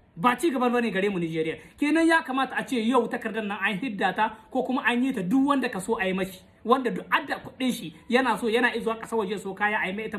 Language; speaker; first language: Hausa; native; Hausa